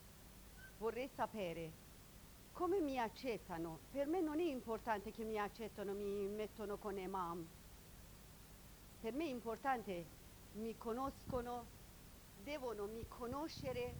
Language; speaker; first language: Italian; non-native, learner; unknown